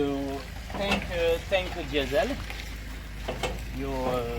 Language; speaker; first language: English; non-native, learner; French